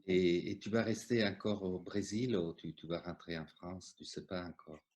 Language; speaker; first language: French; non-native, fluent; Italian